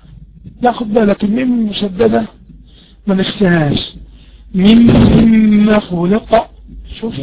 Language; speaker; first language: Arabic; native; Arabic